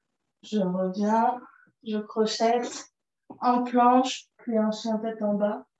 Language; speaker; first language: French; native; French